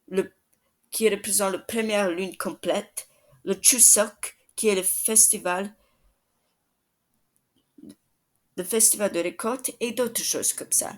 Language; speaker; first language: French; non-native, learner; English